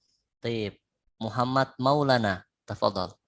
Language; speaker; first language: Arabic; non-native, fluent; Indonesian